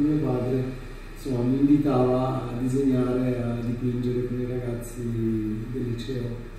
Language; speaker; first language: Italian; non-native, fluent; Albanian